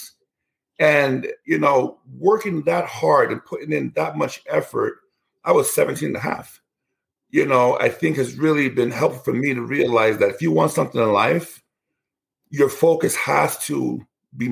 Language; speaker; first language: English; non-native, local second language; Igbo